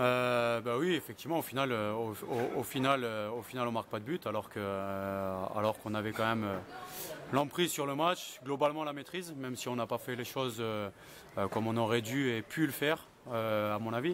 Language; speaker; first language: French; native; French